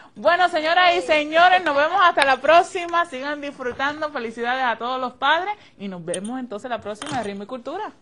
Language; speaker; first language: Spanish; early bilingual, heritage; Spanish